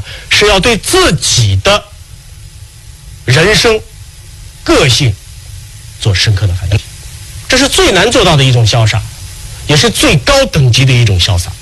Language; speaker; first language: Chinese; native; Chinese